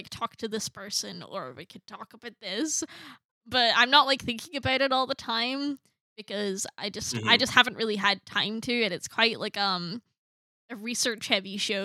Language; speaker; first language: English; native; English